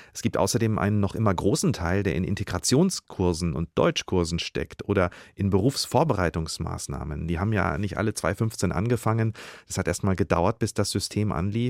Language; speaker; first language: German; native; German